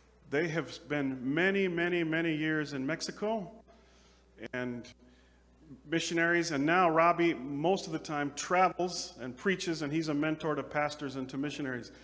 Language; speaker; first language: English; native; English